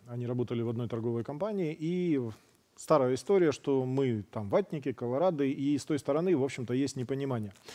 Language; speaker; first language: Russian; native; Russian